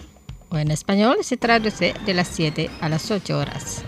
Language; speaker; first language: Spanish; non-native, fluent; Indonesian